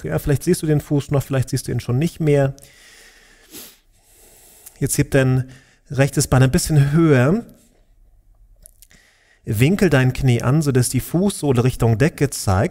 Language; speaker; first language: German; native; German